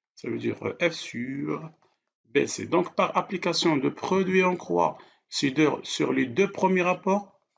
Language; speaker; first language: French; non-native, local second language; Arabic